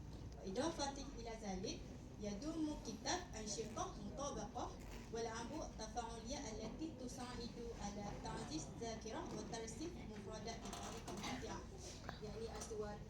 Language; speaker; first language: Arabic; non-native, learner; Malay